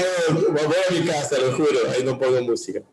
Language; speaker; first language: Spanish; native; Spanish